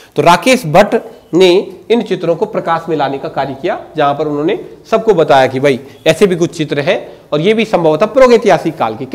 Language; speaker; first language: Hindi; native; Hindi